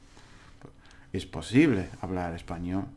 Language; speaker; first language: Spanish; non-native, learner; English